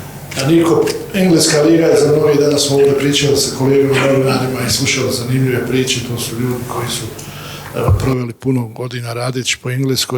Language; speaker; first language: Bosnian; native; Bosnian